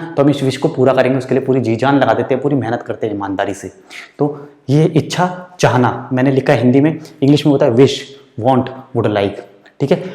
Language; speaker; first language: Hindi; native; Hindi